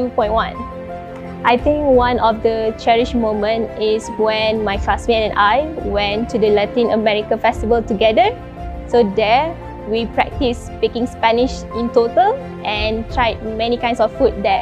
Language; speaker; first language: English; non-native, local second language; Malay